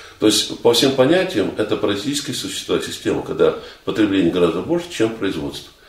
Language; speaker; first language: Russian; native; Russian